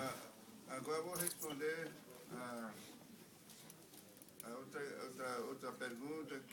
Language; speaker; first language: Portuguese; non-native, local second language; Kayapó